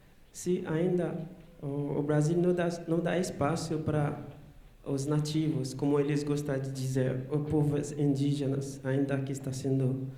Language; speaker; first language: Portuguese; non-native, learner; Haitian Creole